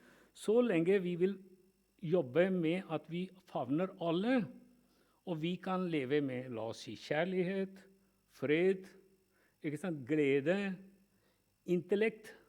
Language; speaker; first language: Norwegian; non-native, fluent; Punjabi